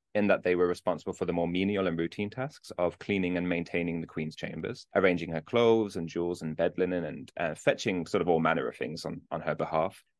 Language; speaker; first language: English; native; English